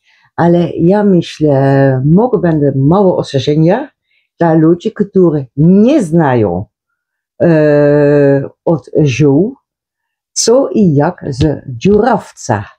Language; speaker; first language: Polish; non-native, learner; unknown